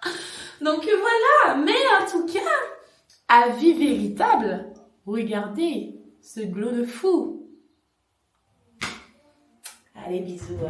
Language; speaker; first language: French; native; French